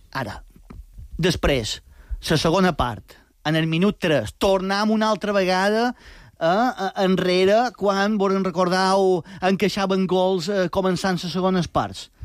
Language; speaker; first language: Catalan; native; Catalan